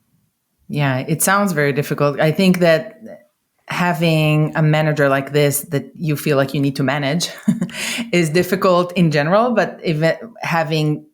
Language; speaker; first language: English; non-native, fluent; Hebrew